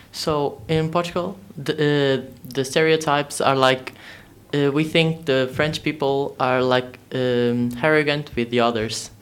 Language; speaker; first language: English; non-native, learner; Portuguese